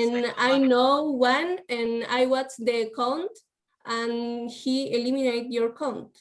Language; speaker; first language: English; non-native, learner; Spanish